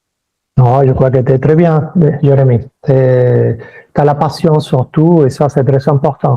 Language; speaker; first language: French; early bilingual, other home language; Spanish